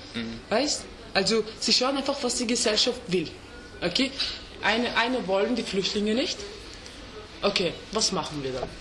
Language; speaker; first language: German; early bilingual, other home language; Turkish